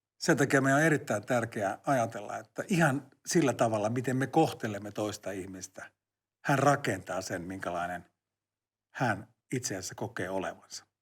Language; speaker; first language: Finnish; native; Finnish